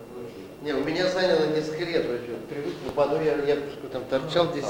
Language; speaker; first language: Russian; native; Russian